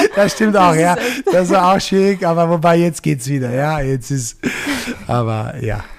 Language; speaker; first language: German; non-native, fluent; Italian